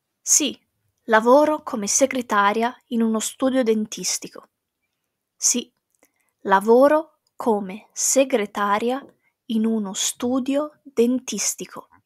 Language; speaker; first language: Italian; non-native, fluent; English